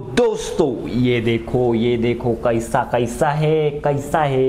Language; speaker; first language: Hindi; non-native, local second language; Marathi